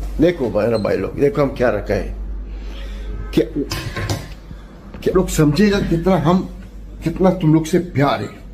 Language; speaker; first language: Hindi; non-native, learner; Arabic